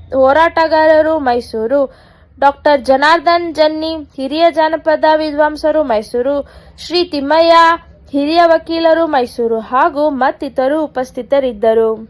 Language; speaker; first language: Kannada; native; Kannada